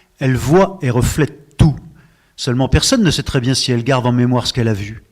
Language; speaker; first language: French; native; French